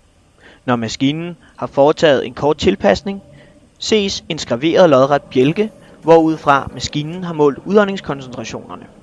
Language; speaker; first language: Danish; native; Danish